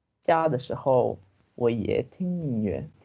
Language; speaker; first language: Chinese; non-native, learner; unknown